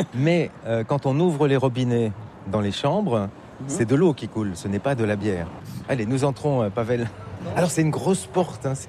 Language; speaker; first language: French; native; French